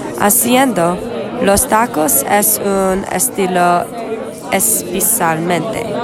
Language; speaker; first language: Spanish; non-native, learner; English